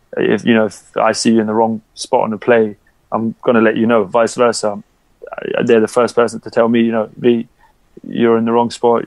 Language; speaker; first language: English; early bilingual, other home language; Albanian